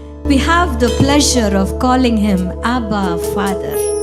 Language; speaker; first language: English; non-native, local second language; Tamil